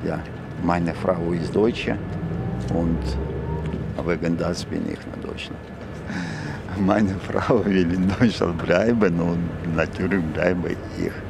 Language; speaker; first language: German; non-native, learner; Ukrainian